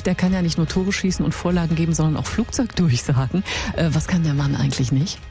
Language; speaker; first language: German; native; German